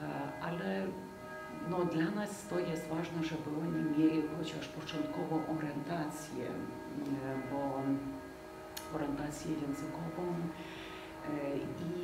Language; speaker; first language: Polish; non-native, fluent; Lithuanian